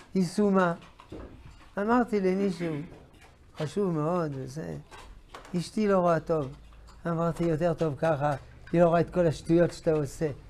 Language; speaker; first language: Hebrew; non-native, fluent; French